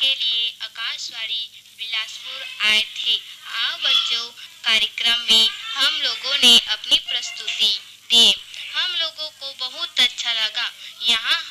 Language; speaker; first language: Hindi; native; Hindi